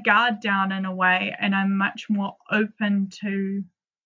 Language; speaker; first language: English; native; English